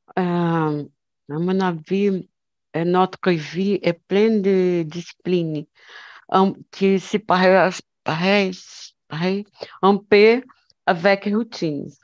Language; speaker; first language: French; non-native, learner; Portuguese